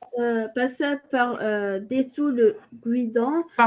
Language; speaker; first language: French; non-native, learner; Arabic